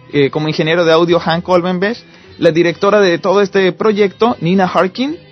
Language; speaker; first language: Spanish; native; Spanish